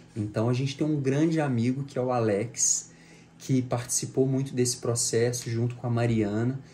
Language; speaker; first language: Portuguese; native; Portuguese